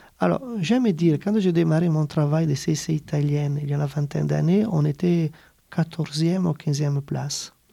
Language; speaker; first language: French; non-native, fluent; Italian